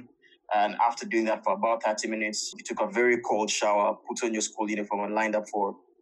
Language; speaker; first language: English; non-native, local second language; Ganda